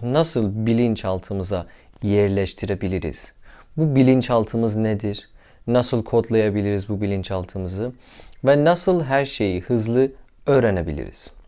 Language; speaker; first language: Turkish; non-native, learner; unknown